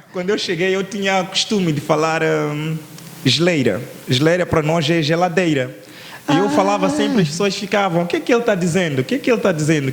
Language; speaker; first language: Portuguese; non-native, local second language; Tsonga